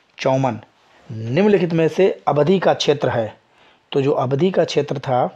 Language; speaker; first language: Hindi; native; Hindi